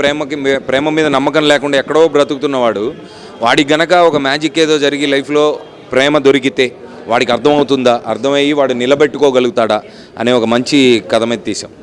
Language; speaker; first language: Telugu; native; Telugu